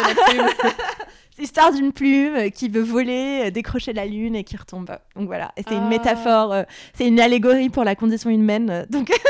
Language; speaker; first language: French; non-native, local second language; Arabic